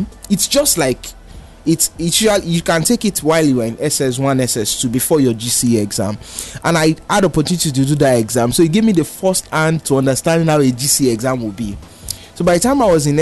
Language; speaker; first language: English; non-native, local second language; Yoruba